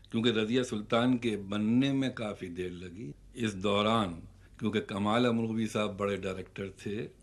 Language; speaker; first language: Urdu; native; Urdu